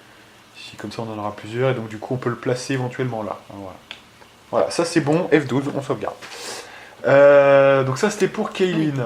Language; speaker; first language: French; native; French